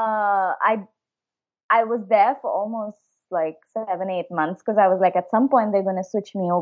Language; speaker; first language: English; non-native, local second language; Hindi